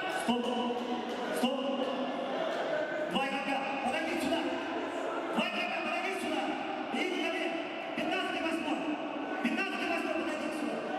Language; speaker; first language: Russian; native; Russian